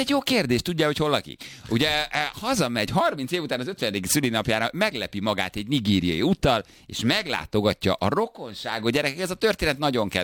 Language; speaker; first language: Hungarian; native; Hungarian